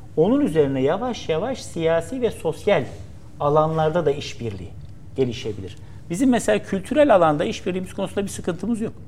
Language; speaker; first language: Turkish; native; Turkish